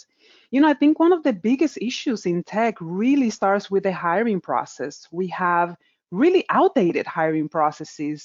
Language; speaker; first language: English; non-native, fluent; Spanish